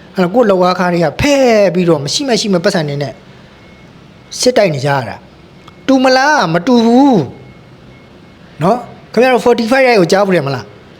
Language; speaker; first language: Burmese; native; Burmese